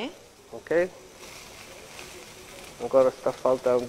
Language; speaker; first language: Portuguese; non-native, learner; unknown